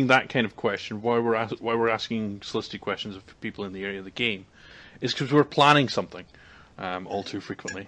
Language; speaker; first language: English; native; English